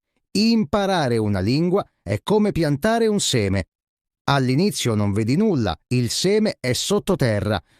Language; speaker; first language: Italian; non-native, fluent; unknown